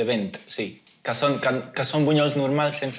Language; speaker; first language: Catalan; non-native, fluent; Hungarian